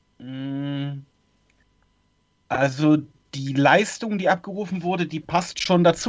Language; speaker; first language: German; native; German